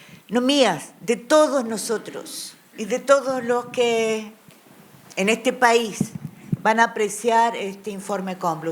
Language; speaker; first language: Spanish; native; Spanish